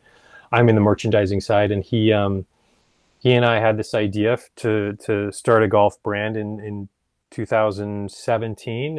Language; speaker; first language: English; native; English